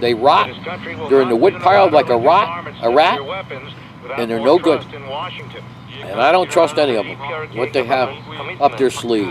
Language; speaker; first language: English; native; English